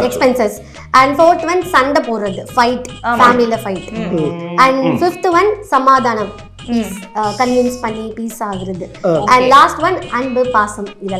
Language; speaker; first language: Tamil; native; Tamil